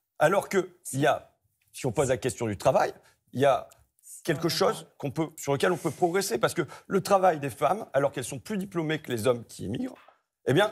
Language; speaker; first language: French; native; French